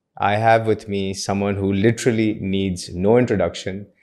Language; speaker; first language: English; non-native, local second language; Urdu